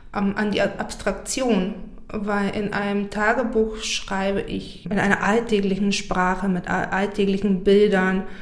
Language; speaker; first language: German; non-native, fluent; Bulgarian